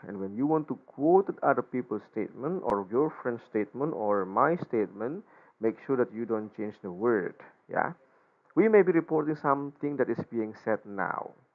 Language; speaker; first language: English; non-native, fluent; Indonesian